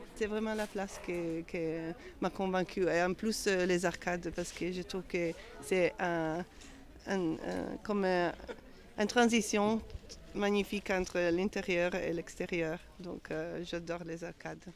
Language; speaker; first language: French; non-native, fluent; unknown